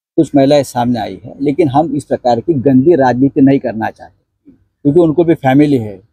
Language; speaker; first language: Hindi; non-native, local second language; Marathi